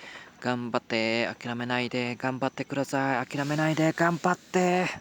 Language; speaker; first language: Japanese; non-native, learner; Vietnamese